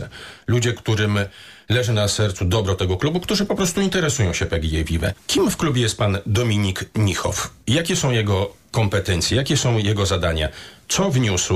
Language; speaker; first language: Polish; native; Polish